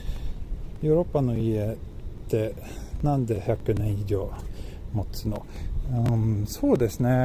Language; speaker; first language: Japanese; non-native, learner; Swedish